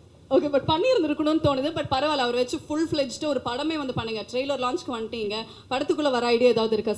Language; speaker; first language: Tamil; native; Tamil